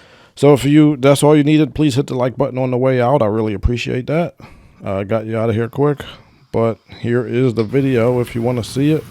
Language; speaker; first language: English; native; English